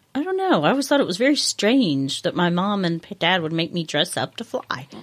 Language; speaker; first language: English; native; English